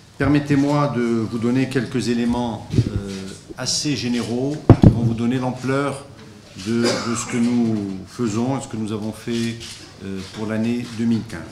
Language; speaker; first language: French; non-native, local second language; Arabic